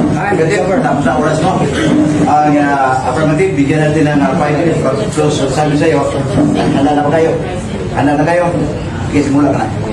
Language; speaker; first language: Filipino; non-native, local second language; Cebuano